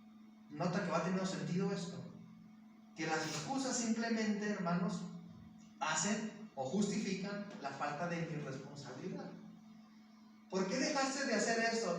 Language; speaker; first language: Spanish; native; Spanish